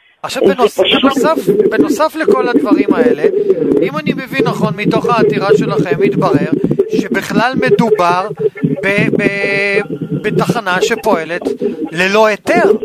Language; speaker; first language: Hebrew; native; Hebrew